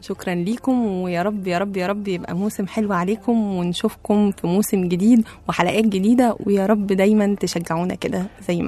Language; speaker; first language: Arabic; native; Arabic